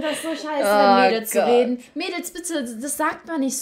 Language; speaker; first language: German; early bilingual, other home language; Albanian